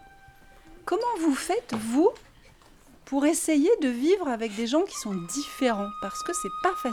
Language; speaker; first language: French; native; French